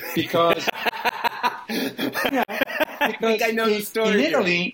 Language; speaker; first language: English; non-native, fluent; Italian